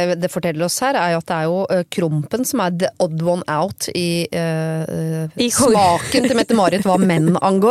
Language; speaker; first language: Norwegian; native; Norwegian